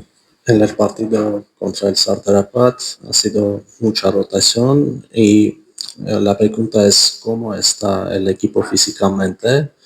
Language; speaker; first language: Spanish; non-native, fluent; Armenian